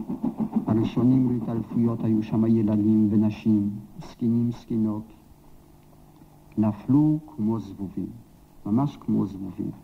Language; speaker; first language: Hebrew; non-native, fluent; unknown